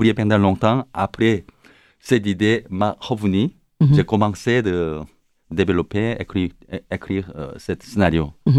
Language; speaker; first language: French; non-native, learner; Korean